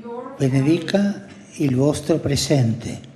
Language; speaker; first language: Italian; early bilingual, heritage; Spanish